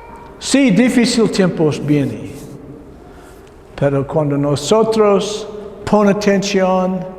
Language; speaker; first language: Spanish; non-native, learner; English